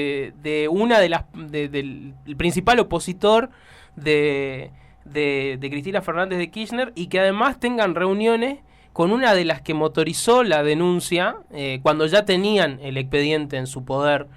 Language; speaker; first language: Spanish; native; Spanish